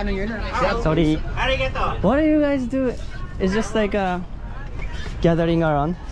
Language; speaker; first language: English; non-native, learner; Japanese